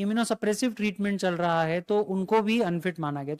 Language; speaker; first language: Hindi; native; Hindi